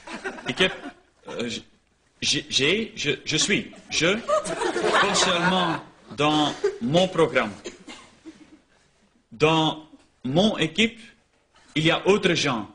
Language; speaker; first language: French; non-native, local second language; Dutch